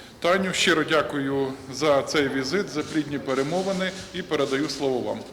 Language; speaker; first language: Ukrainian; native; Ukrainian